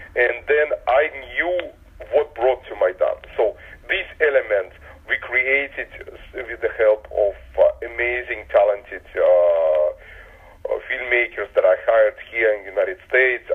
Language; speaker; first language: English; non-native, fluent; Russian